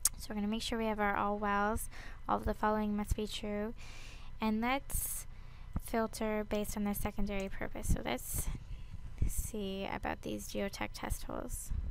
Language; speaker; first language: English; native; English